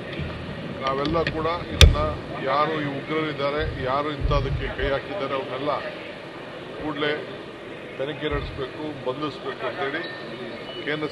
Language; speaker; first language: Kannada; native; Kannada